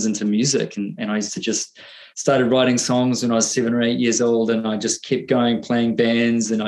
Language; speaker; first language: English; native; English